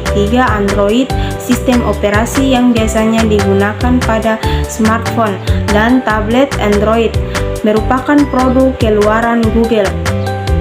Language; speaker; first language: Indonesian; native; Indonesian